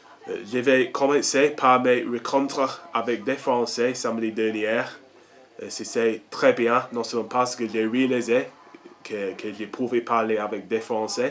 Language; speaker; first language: French; non-native, learner; English